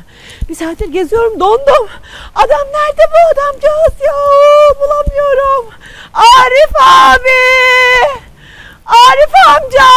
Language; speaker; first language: Turkish; native; Turkish